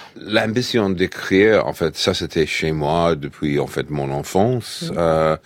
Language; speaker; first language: French; non-native, fluent; English